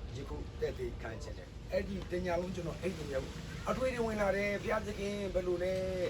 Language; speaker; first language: Burmese; non-native, local second language; S'gaw Karen